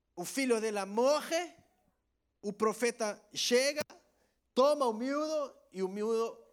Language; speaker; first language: Portuguese; non-native, learner; Spanish